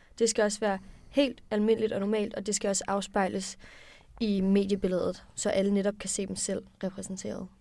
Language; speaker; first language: Danish; native; Danish